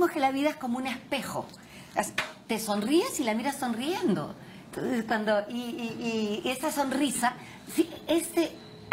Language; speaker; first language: Spanish; native; Spanish